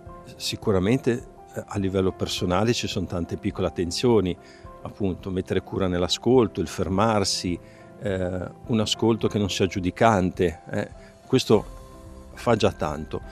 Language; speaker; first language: Italian; native; Italian